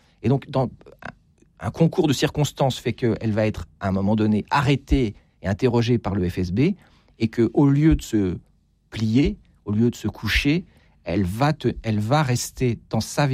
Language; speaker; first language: French; native; French